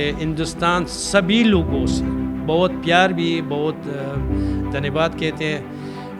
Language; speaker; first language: Hindi; non-native, fluent; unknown